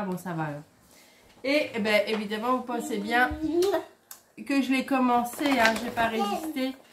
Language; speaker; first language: French; native; French